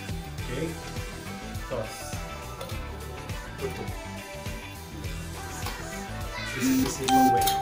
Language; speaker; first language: English; non-native, learner; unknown